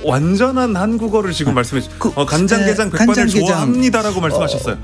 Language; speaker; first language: Korean; native; Korean